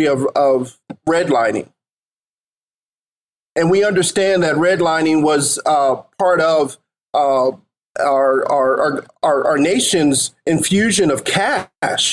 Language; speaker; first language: English; native; English